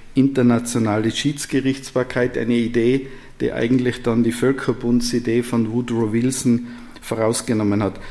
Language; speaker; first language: German; native; German